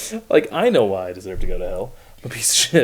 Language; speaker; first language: English; native; English